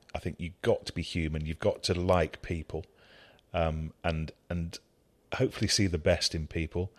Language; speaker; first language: English; native; English